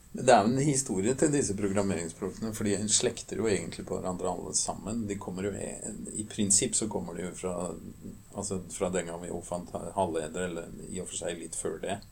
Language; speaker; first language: Norwegian; native; Norwegian